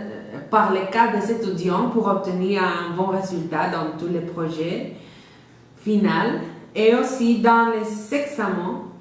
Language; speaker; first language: French; non-native, learner; Spanish